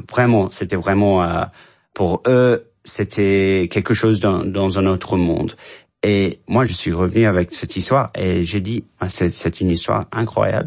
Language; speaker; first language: French; non-native, fluent; English